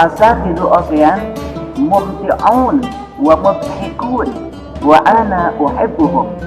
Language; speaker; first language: Arabic; non-native, learner; Indonesian